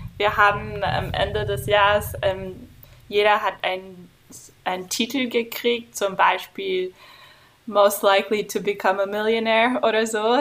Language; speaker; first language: German; non-native, fluent; English